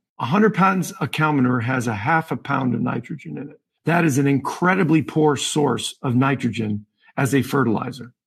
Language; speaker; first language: English; native; English